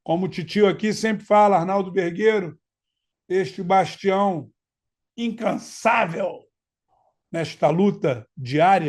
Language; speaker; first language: Portuguese; native; Portuguese